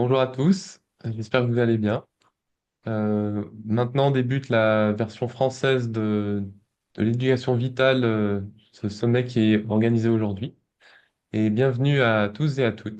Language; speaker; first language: French; native; French